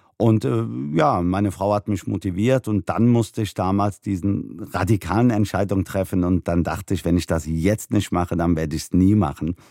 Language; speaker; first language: German; early bilingual, other home language; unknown